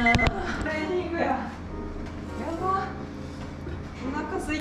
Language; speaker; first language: Japanese; native; Japanese